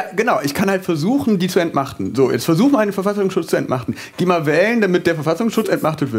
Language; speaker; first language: German; native; German